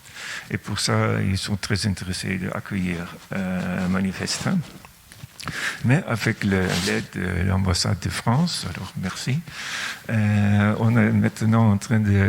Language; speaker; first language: French; non-native, fluent; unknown